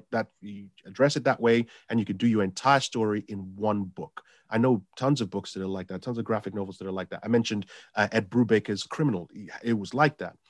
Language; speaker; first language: English; non-native, local second language; Yoruba